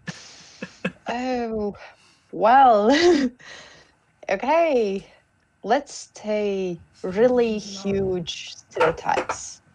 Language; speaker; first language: English; non-native, fluent; Hungarian